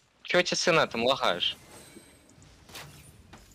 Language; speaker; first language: Russian; native; Russian